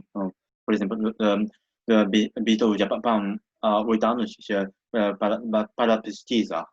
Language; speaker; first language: Portuguese; non-native, learner; Japanese